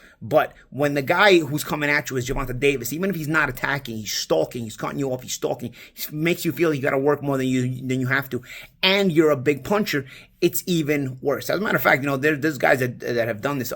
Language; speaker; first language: English; native; English